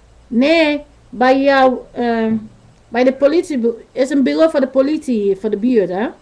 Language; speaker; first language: Dutch; non-native, learner; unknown